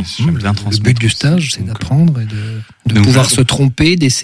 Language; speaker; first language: French; native; French